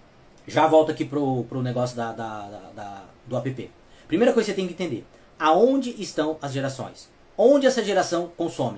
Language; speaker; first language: Portuguese; native; Portuguese